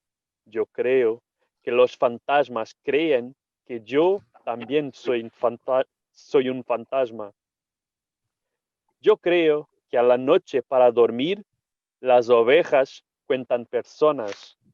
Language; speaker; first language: Spanish; non-native, fluent; Portuguese